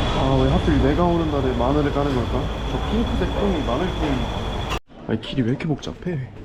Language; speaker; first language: Korean; native; Korean